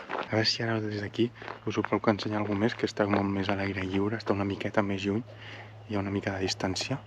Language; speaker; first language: Catalan; native; Catalan